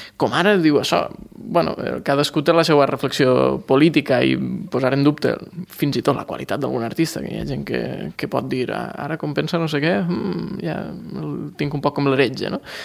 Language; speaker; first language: Catalan; native; Catalan